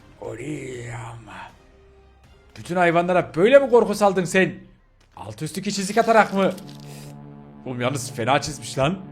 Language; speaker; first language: Turkish; native; Turkish